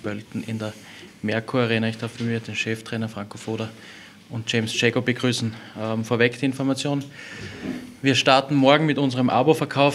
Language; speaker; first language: German; native; German